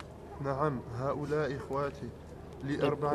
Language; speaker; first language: Arabic; non-native, learner; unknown